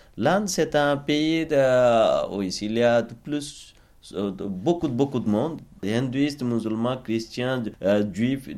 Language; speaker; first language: French; non-native, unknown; Bangla